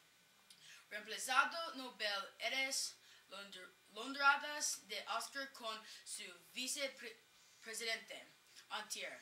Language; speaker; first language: Spanish; non-native, learner; English